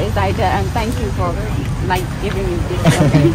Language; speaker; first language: English; non-native, learner; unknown